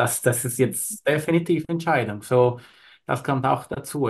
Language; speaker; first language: German; non-native, learner; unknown